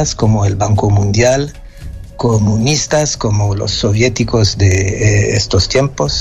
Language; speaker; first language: Spanish; non-native, fluent; French